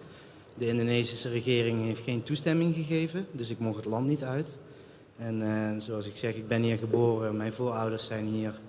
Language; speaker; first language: Dutch; early bilingual, other home language; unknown